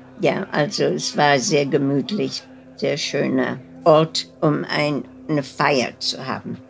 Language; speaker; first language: German; early bilingual, heritage; German